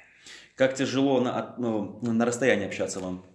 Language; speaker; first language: Russian; native; Russian